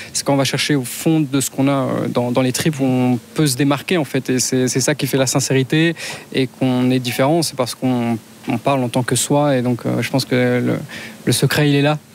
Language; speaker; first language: French; native; French